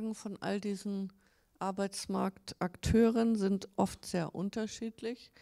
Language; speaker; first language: German; native; German